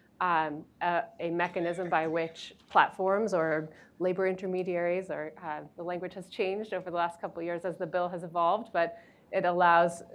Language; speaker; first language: English; native; English